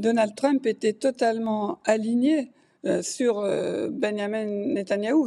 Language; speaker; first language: French; native; French